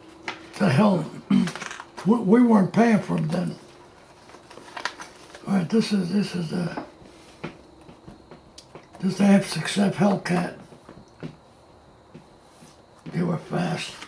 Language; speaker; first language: English; native; English